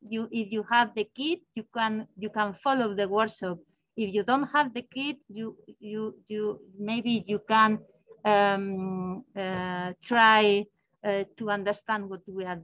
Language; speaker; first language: English; non-native, learner; Spanish